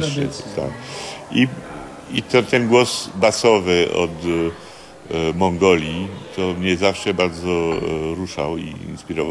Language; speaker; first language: Polish; non-native, fluent; French